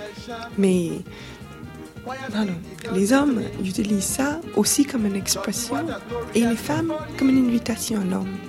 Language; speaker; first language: French; non-native, fluent; English